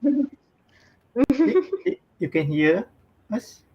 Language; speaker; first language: English; non-native, fluent; Malay